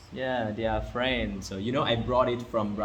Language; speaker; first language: English; non-native, learner; Lao